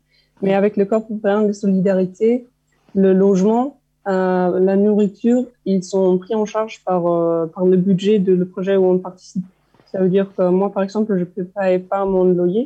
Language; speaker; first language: French; non-native, fluent; German